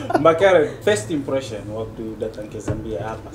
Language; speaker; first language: Indonesian; non-native, fluent; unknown